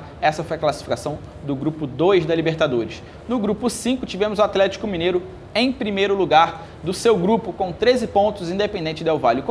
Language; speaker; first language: Portuguese; native; Portuguese